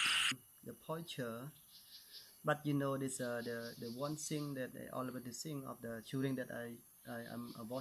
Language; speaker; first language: English; non-native, learner; Khmer